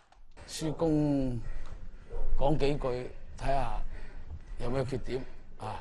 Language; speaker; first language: Chinese; non-native, local second language; Cantonese